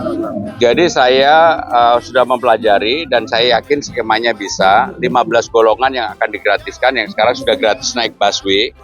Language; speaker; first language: Indonesian; native; Indonesian